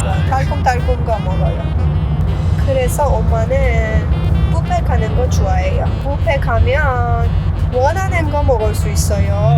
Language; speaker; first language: Korean; non-native, learner; Persian